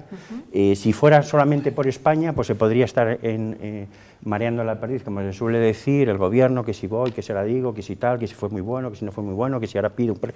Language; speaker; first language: Spanish; native; Spanish